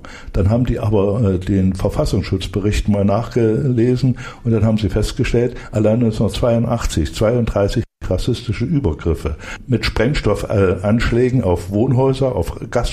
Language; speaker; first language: German; native; German